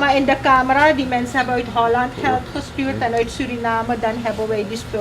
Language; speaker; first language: Dutch; non-native, local second language; Caribbean Hindustani